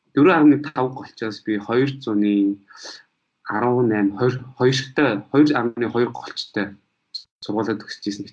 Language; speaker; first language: Mongolian; early bilingual, heritage; Mongolian